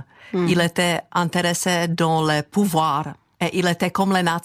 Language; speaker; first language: French; non-native, fluent; Czech